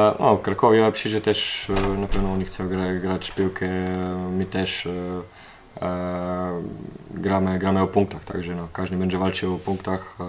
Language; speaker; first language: Polish; non-native, learner; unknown